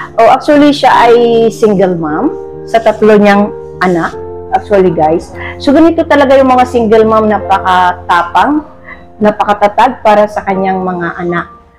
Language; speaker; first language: Filipino; native; Filipino